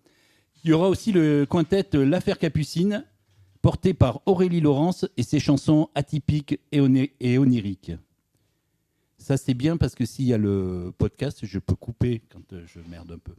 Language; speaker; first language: French; native; French